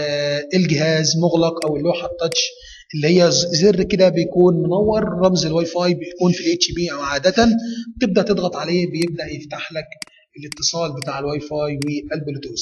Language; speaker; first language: Arabic; native; Arabic